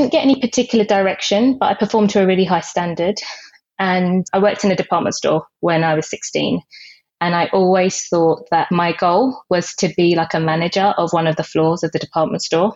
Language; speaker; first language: English; native; English